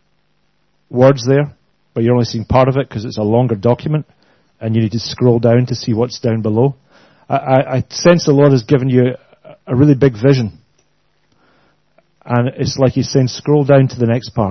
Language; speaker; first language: English; native; English